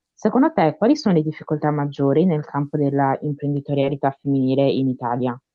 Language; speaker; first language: Italian; early bilingual, other home language; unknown